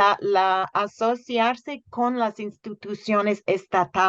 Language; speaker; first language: Spanish; non-native, fluent; English